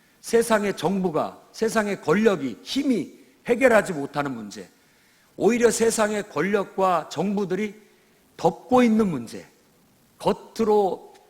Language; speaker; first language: Korean; native; Korean